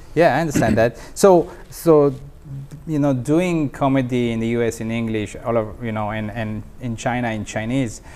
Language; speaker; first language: English; non-native, fluent; Hebrew